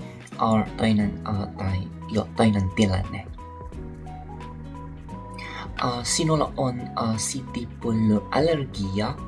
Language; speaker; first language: Finnish; non-native, learner; Filipino